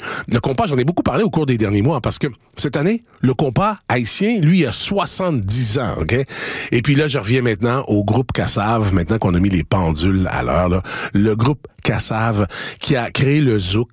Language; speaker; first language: French; native; French